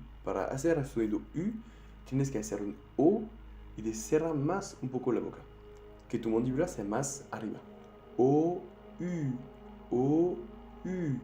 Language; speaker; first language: Spanish; non-native, fluent; French